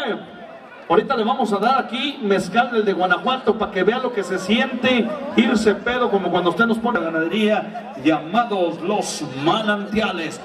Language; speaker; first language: Spanish; native; Spanish